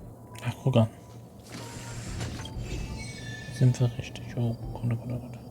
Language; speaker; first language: German; native; German